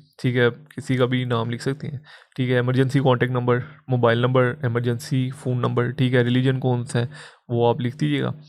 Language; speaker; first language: Urdu; non-native, local second language; Punjabi